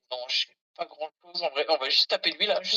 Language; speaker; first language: French; native; French